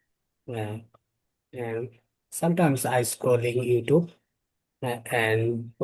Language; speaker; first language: English; non-native, learner; Bangla